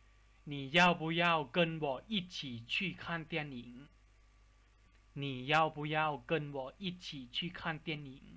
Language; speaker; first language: Chinese; non-native, fluent; Lao